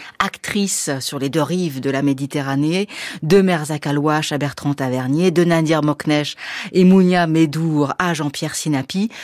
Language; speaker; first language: French; native; French